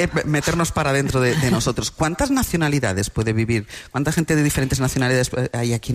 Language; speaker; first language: Spanish; native; Spanish